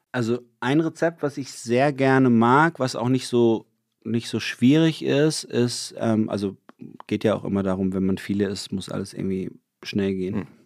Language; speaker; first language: German; native; German